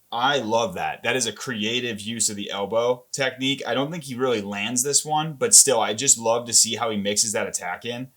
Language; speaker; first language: English; native; English